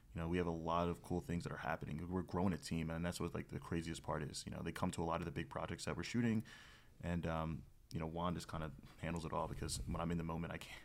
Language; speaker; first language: English; native; English